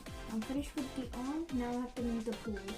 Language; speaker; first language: English; native; English